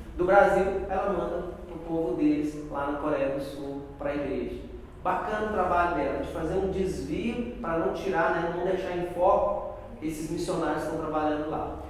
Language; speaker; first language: Portuguese; native; Portuguese